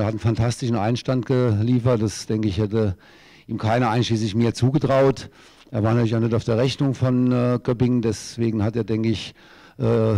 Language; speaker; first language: German; native; German